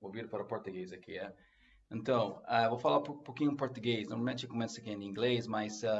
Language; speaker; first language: Portuguese; non-native, learner; English